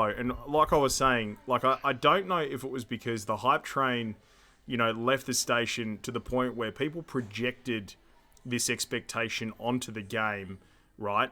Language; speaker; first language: English; native; English